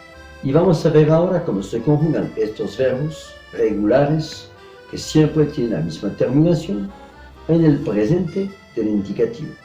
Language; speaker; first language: Spanish; non-native, fluent; French